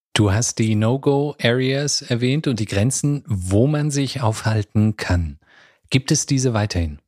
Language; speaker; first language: German; native; German